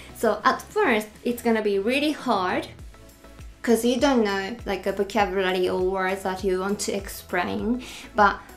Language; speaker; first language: English; non-native, fluent; Japanese